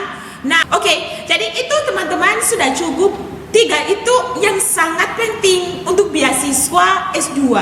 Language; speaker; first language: Indonesian; non-native, fluent; English